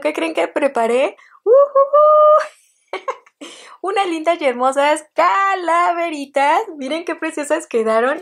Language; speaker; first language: Spanish; native; Spanish